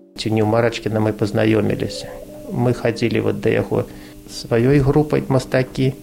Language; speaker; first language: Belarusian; non-native, local second language; Russian